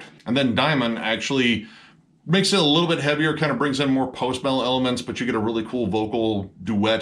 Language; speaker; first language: English; native; English